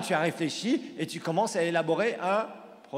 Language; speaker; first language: French; native; French